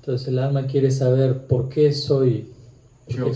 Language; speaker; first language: Spanish; native; Spanish